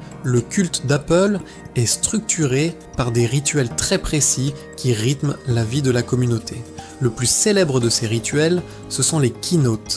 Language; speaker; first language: French; native; French